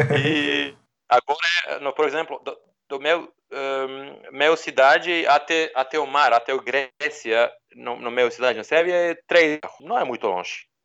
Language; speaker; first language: Portuguese; non-native, learner; Serbian